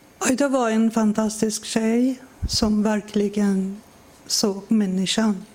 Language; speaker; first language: Swedish; non-native, fluent; Persian